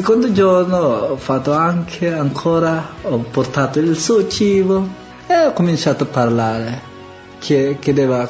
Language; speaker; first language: Italian; non-native, learner; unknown